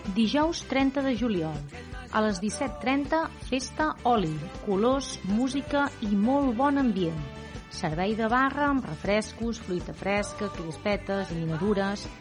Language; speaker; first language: Catalan; native; Catalan